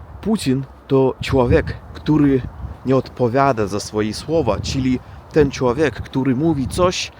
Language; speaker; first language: Polish; non-native, fluent; Russian